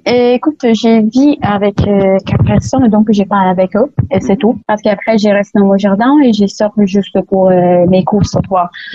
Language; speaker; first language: French; non-native, fluent; Italian